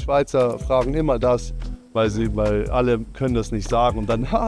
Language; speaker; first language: German; native; German